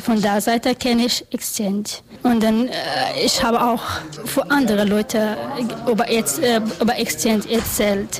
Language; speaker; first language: German; non-native, learner; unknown